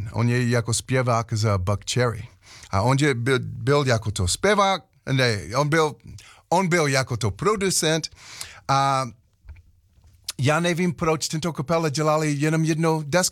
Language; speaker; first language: Czech; non-native, learner; English